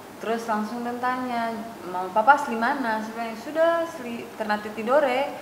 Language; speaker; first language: Indonesian; native; Indonesian